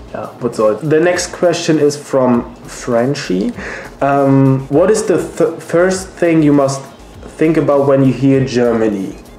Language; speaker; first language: English; non-native, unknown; German